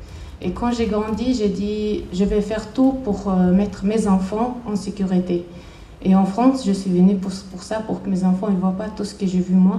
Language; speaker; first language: French; non-native, learner; Chechen